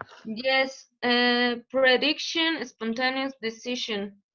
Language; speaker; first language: English; non-native, learner; Spanish